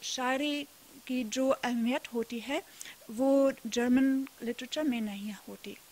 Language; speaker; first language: Urdu; non-native, fluent; German